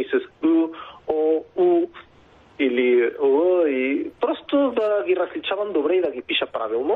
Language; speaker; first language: Bulgarian; non-native, fluent; Spanish